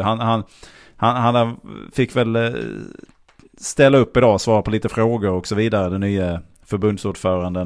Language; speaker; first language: Swedish; native; Swedish